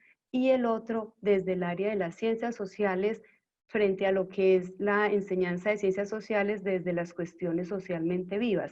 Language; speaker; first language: Spanish; native; Spanish